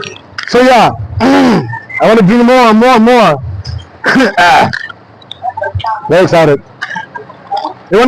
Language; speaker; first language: English; non-native, fluent; French